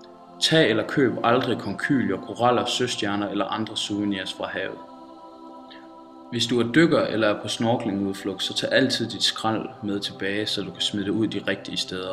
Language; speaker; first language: Danish; native; Danish